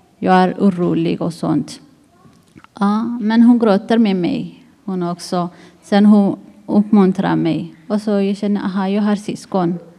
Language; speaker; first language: Swedish; non-native, learner; Tigrinya